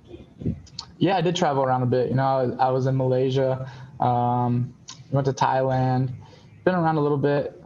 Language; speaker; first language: English; native; English